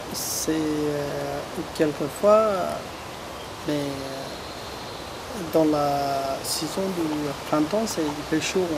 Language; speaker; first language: French; non-native, learner; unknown